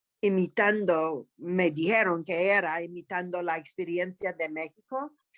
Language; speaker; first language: Spanish; non-native, fluent; English